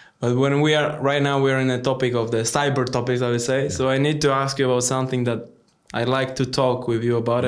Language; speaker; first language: English; non-native, learner; Polish